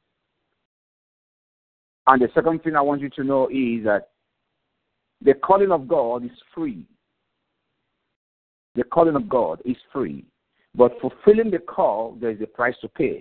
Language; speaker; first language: English; non-native, local second language; Yoruba